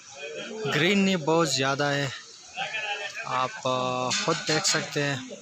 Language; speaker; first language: Hindi; non-native, local second language; Pashto